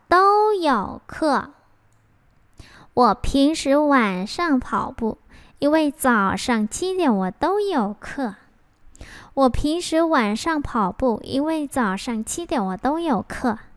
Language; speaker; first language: Chinese; non-native, fluent; Vietnamese